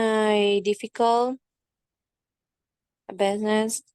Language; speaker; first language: English; non-native, learner; Spanish